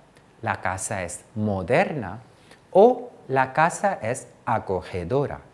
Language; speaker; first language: Spanish; non-native, fluent; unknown